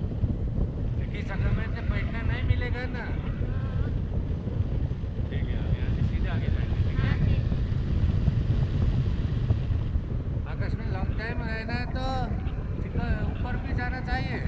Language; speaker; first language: Hindi; non-native, learner; Nepali